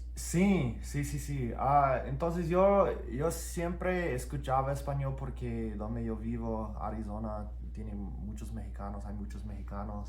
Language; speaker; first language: Spanish; non-native, fluent; English